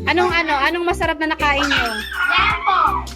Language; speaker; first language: Filipino; non-native, local second language; Cebuano